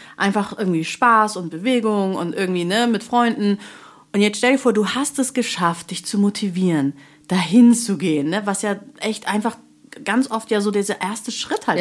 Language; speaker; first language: German; native; German